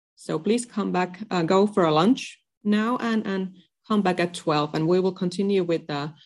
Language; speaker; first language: English; non-native, fluent; Finnish